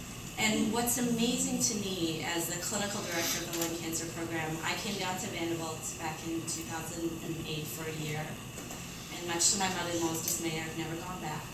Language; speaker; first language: English; native; English